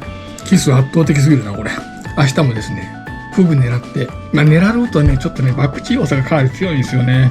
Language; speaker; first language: Japanese; native; Japanese